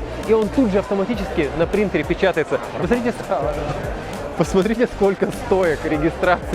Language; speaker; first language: Russian; native; Russian